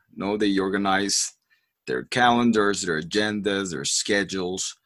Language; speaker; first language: English; non-native, fluent; Spanish